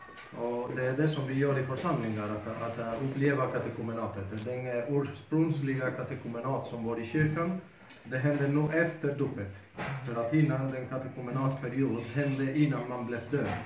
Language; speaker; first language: Swedish; non-native, fluent; Spanish